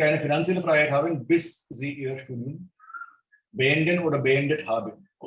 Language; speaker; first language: German; non-native, fluent; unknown